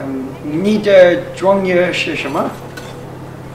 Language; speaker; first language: Chinese; non-native, learner; English